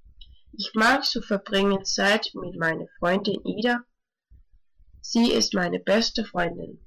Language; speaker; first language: German; non-native, learner; Danish